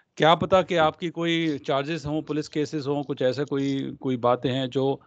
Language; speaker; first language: Hindi; non-native, local second language; Punjabi